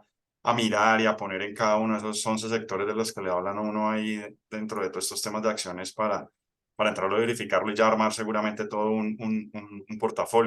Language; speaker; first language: Spanish; native; Spanish